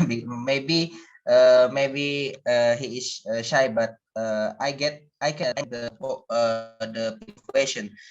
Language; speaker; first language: English; non-native, learner; Indonesian